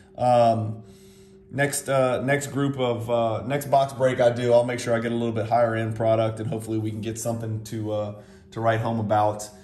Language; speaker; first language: English; native; English